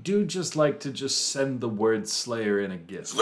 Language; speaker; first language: English; native; English